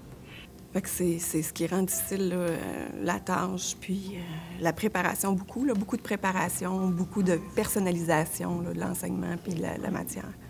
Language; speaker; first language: French; native; French